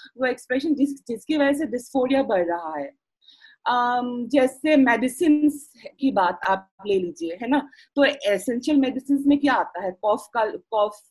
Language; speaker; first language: Hindi; non-native, local second language; Assamese